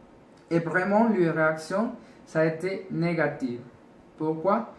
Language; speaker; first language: French; non-native, learner; Spanish